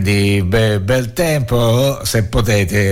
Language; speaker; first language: Italian; native; Italian